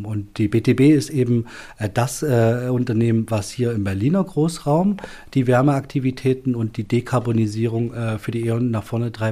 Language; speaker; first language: German; native; German